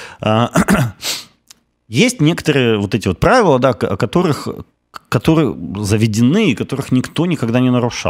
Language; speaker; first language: Russian; native; Russian